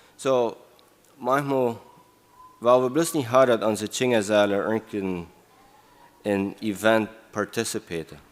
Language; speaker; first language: German; non-native, learner; English